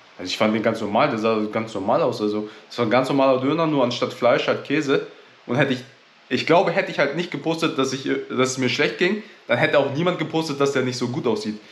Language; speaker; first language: German; native; German